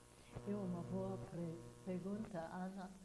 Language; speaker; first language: Portuguese; non-native, fluent; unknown